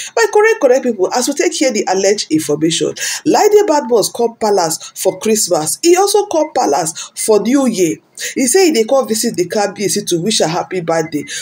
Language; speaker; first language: Nigerian Pidgin; non-native, local second language; Yoruba